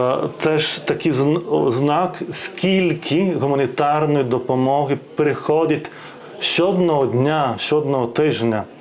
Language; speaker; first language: Ukrainian; non-native, fluent; Lithuanian